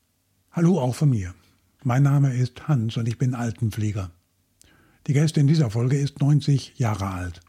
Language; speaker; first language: German; native; German